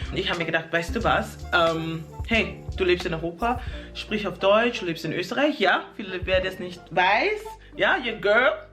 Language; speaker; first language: German; early bilingual, other home language; English